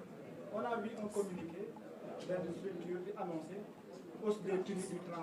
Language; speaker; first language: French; non-native, local second language; Wolof